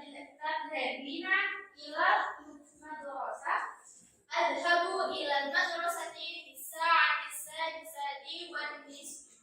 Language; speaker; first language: Arabic; non-native, learner; Indonesian